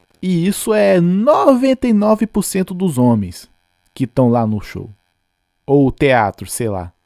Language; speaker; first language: Portuguese; non-native, fluent; English